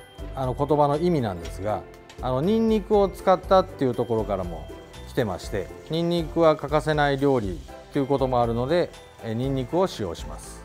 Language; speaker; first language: Japanese; native; Japanese